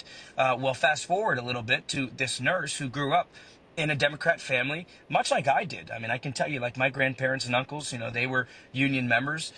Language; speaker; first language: English; native; English